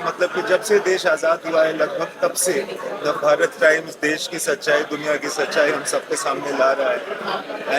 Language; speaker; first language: Hindi; native; Hindi